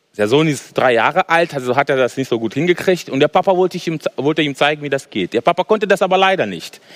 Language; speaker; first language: German; non-native, fluent; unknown